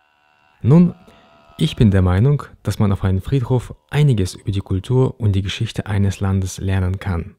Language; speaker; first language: German; native; German